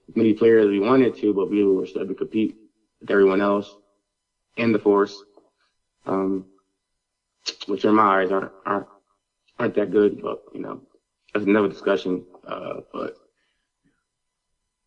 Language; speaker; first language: English; native; English